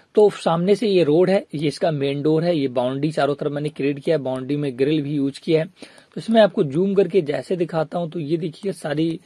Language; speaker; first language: Hindi; native; Hindi